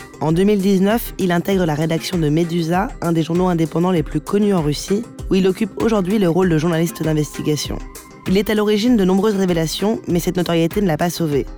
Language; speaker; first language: French; native; French